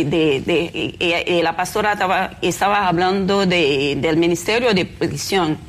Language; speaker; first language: Spanish; non-native, fluent; Haitian Creole